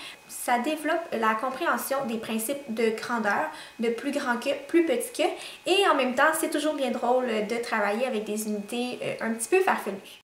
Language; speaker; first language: French; native; French